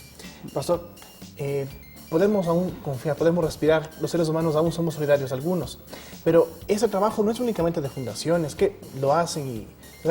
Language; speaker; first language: Spanish; native; Spanish